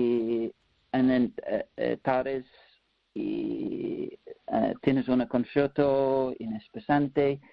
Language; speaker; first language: Spanish; non-native, learner; English